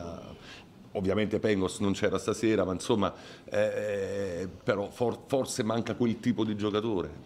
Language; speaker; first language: Italian; native; Italian